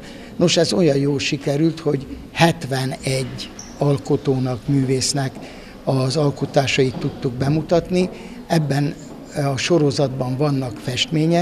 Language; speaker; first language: Hungarian; native; Hungarian